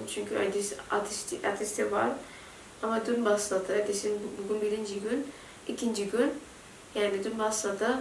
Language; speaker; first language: Turkish; non-native, learner; Indonesian